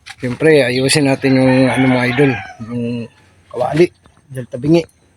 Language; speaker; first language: Filipino; non-native, local second language; Cebuano